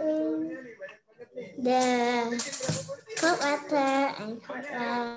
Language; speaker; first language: English; non-native, learner; Indonesian